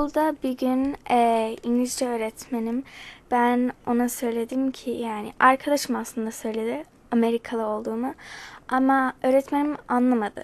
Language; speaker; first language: Turkish; non-native, learner; English